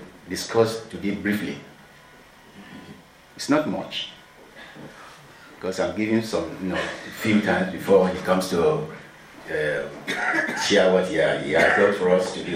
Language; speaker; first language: English; non-native, local second language; Yoruba